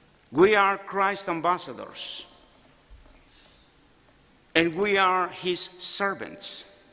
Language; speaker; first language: English; non-native, fluent; Spanish